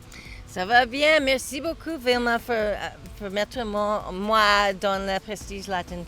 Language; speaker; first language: French; non-native, learner; English